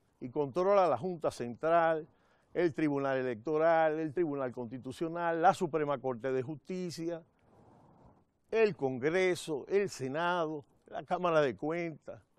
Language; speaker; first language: Spanish; native; Spanish